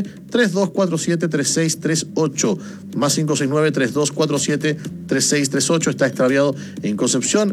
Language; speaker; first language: Spanish; native; Spanish